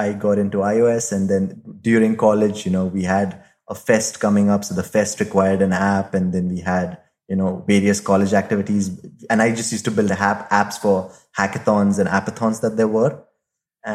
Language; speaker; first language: English; non-native, local second language; Hindi